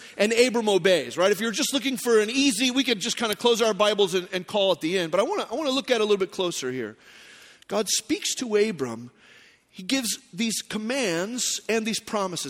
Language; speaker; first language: English; native; English